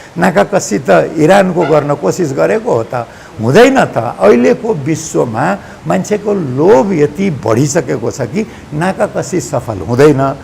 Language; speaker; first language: Nepali; non-native, local second language; Maithili